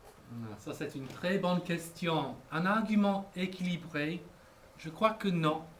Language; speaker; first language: French; non-native, fluent; English